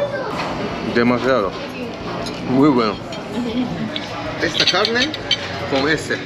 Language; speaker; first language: Spanish; non-native, fluent; Japanese